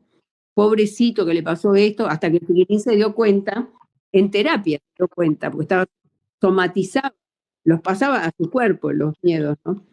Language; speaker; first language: Spanish; native; Spanish